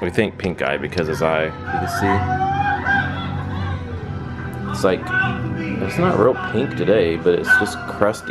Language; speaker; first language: English; native; English